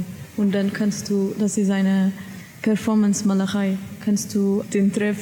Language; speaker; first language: German; non-native, learner; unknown